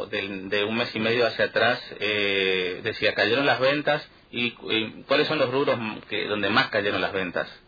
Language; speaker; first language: Spanish; native; Spanish